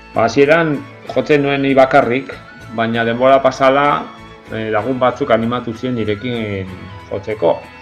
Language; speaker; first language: Basque; non-native, local second language; Spanish